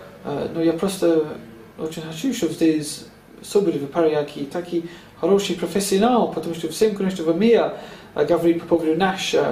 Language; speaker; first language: Russian; non-native, learner; English